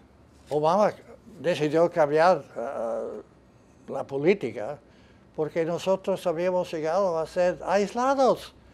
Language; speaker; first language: Spanish; non-native, fluent; English